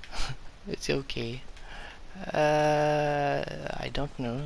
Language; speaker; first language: English; non-native, learner; French